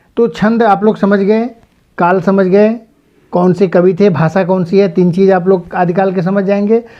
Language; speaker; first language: Hindi; native; Hindi